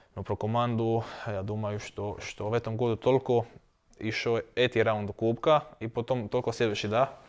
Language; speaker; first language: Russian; non-native, learner; Croatian